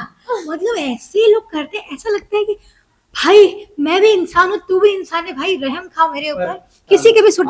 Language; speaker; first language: Hindi; native; Hindi